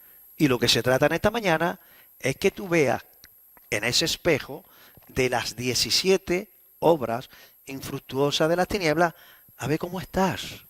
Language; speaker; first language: Spanish; native; Spanish